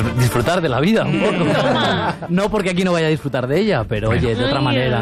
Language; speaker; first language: Spanish; native; Spanish